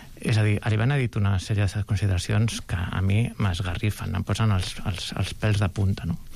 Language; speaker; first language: Catalan; native; Catalan